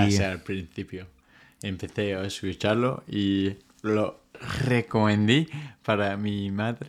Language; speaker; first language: Spanish; non-native, fluent; English